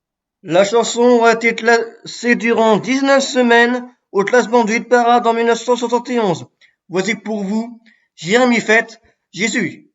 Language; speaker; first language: French; native; French